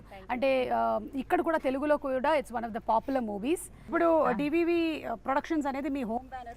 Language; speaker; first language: Telugu; native; Telugu